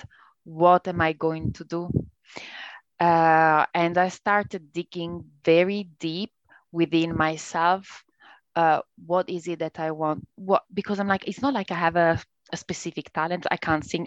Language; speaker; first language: English; non-native, fluent; Italian